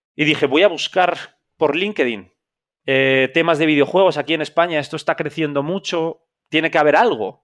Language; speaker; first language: Spanish; native; Spanish